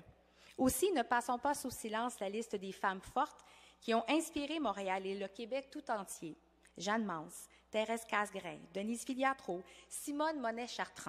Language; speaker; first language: French; native; French